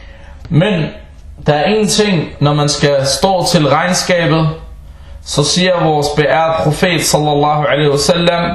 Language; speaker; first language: Danish; early bilingual, other home language; Arabic